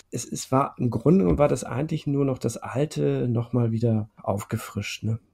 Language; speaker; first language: German; native; German